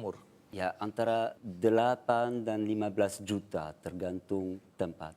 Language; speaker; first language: Indonesian; non-native, fluent; French